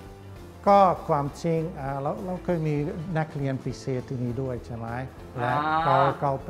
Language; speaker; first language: Thai; non-native, fluent; Dutch